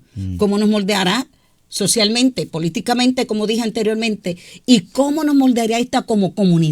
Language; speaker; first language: Spanish; native; Spanish